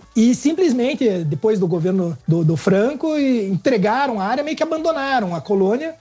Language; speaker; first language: Portuguese; native; Portuguese